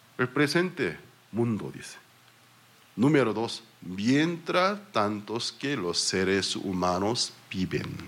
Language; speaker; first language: Spanish; non-native, fluent; Korean